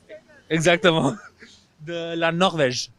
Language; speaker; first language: French; non-native, fluent; English